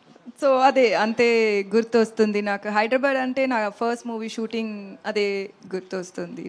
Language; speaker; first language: Telugu; non-native, learner; Tamil